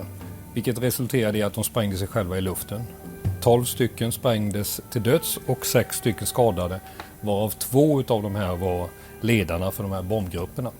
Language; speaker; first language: Swedish; native; Swedish